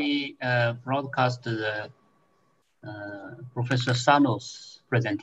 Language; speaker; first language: English; non-native, fluent; Chinese